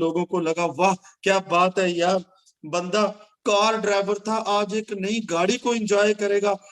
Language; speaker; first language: Hindi; non-native, local second language; Punjabi